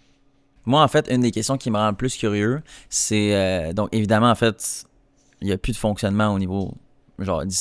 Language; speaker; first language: French; native; French